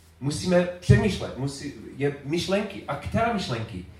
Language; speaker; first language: Czech; non-native, learner; English